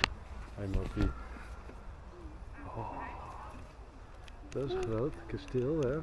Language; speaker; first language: Dutch; native; Dutch